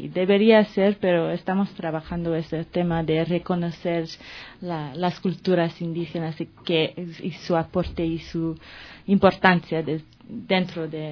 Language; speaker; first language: Spanish; non-native, fluent; French